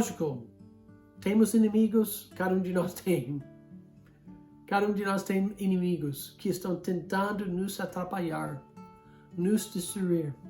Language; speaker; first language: Portuguese; non-native, fluent; English